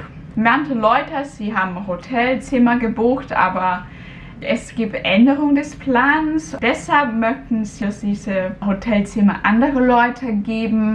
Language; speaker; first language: German; non-native, fluent; Cantonese